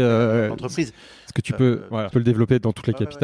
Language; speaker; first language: French; native; French